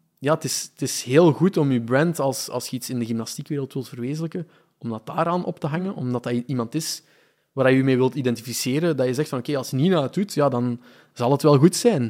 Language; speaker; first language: Dutch; native; Dutch